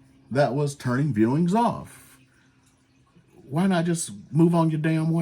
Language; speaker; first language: English; native; English